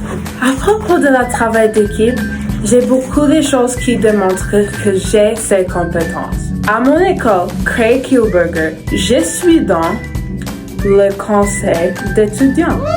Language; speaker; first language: French; non-native, learner; English